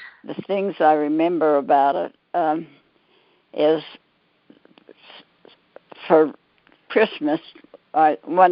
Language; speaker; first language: English; native; English